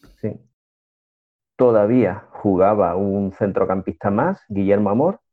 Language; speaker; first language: Portuguese; non-native, learner; Spanish